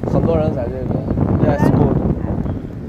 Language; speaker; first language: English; non-native, learner; Chinese